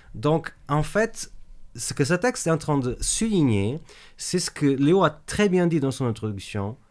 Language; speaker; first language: French; native; French